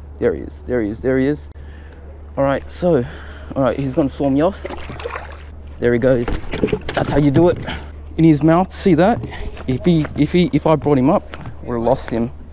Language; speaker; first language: English; native; English